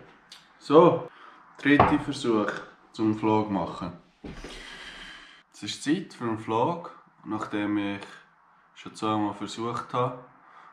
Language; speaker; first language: German; native; German